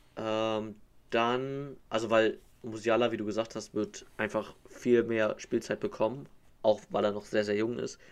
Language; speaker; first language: German; native; German